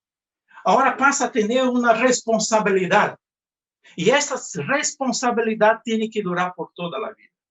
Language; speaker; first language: Spanish; non-native, fluent; Portuguese